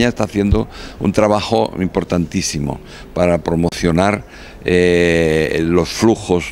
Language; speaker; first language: Spanish; native; Spanish